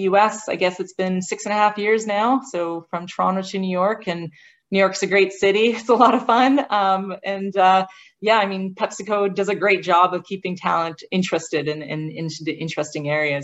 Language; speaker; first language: English; native; English